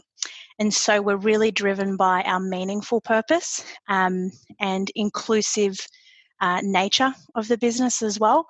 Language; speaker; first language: English; native; English